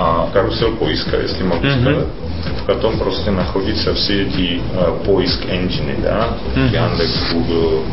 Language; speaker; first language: Russian; non-native, fluent; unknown